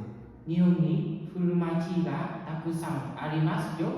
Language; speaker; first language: Japanese; non-native, learner; Vietnamese